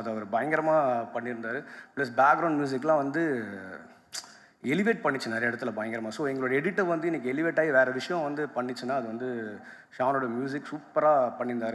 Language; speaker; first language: Tamil; native; Tamil